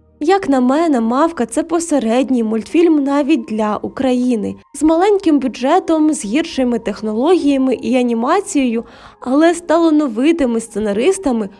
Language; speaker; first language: Ukrainian; non-native, local second language; Russian